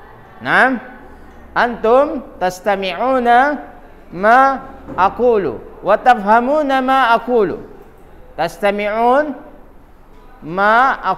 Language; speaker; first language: Arabic; non-native, fluent; Indonesian